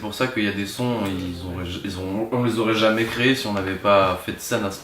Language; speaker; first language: French; native; French